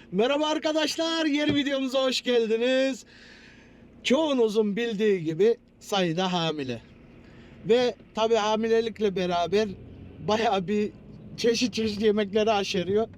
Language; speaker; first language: Turkish; early bilingual, heritage; Turkish